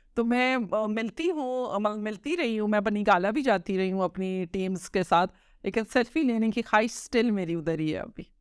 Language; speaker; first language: Urdu; non-native, local second language; Punjabi